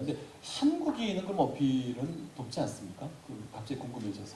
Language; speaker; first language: Korean; native; Korean